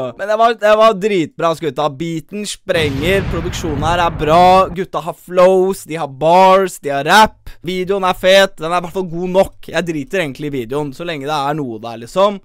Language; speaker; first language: Norwegian; early bilingual, other home language; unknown